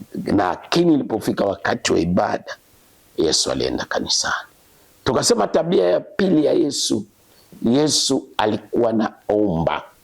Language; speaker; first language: Swahili; native; Swahili